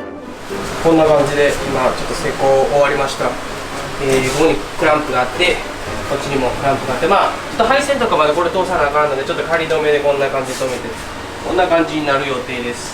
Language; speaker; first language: Japanese; native; Japanese